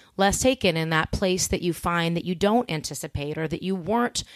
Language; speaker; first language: English; native; English